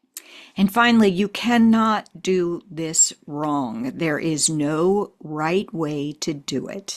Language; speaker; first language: English; native; English